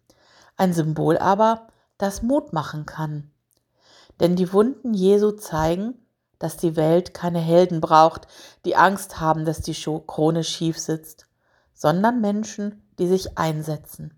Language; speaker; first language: German; native; German